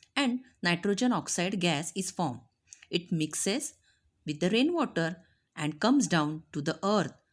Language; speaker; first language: English; non-native, local second language; Marathi